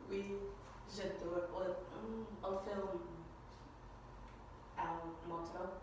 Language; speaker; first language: French; non-native, learner; English